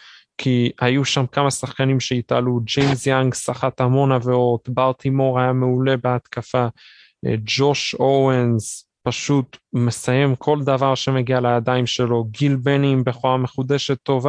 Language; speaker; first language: Hebrew; native; Hebrew